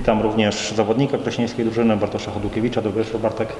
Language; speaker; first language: Polish; native; Polish